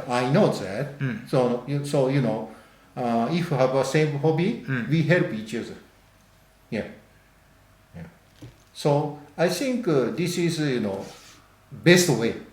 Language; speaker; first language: English; non-native, learner; Japanese